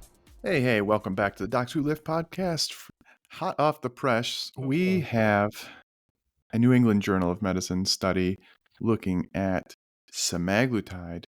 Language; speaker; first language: English; native; English